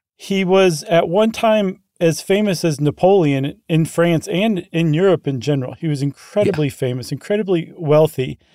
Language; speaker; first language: English; native; English